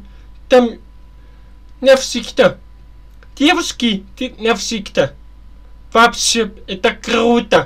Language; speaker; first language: Russian; non-native, learner; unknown